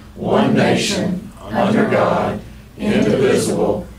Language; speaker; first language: English; native; English